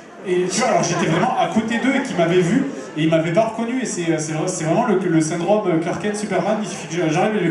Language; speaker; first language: French; native; French